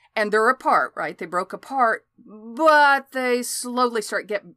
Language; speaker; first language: English; native; English